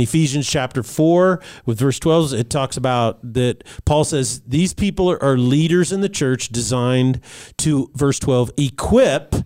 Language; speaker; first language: English; native; English